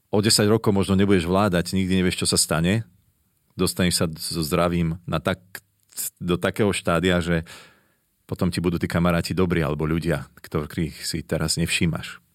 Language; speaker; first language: Slovak; native; Slovak